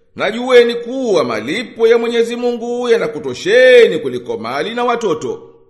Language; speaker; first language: Swahili; native; Swahili